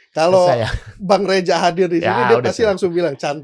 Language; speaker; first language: Indonesian; native; Indonesian